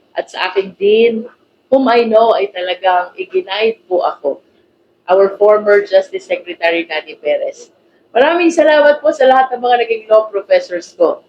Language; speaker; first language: Filipino; native; Filipino